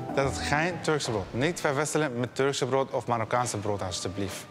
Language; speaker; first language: Dutch; early bilingual, other home language; Arabic